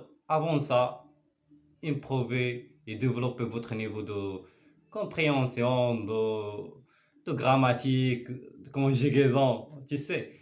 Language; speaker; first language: French; non-native, learner; Arabic